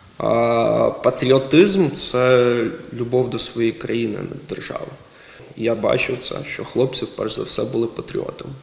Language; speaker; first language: Ukrainian; non-native, local second language; Russian